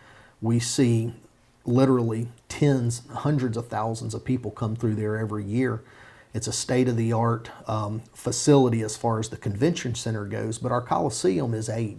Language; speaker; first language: English; native; English